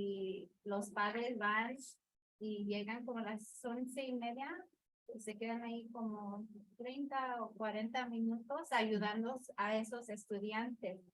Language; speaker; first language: Spanish; early bilingual, heritage; Spanish